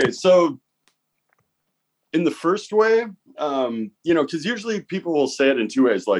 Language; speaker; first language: English; native; English